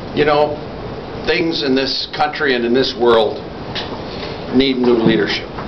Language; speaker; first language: English; early bilingual, other home language; Spanish